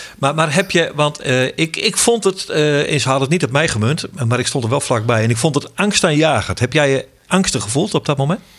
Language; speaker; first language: Dutch; non-native, local second language; Western Frisian